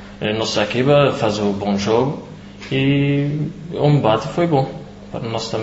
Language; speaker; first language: Portuguese; non-native, learner; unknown